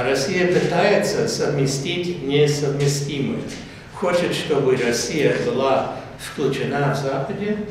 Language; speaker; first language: Russian; non-native, fluent; English